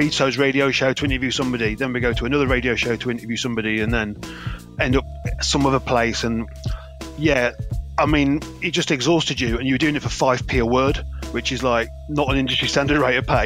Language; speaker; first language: English; native; English